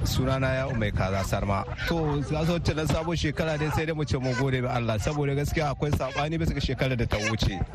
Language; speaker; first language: Hausa; native; Hausa